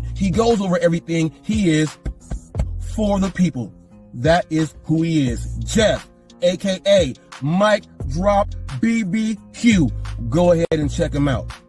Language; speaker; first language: English; native; English